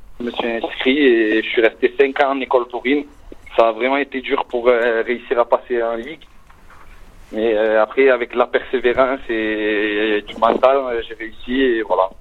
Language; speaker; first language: French; native; French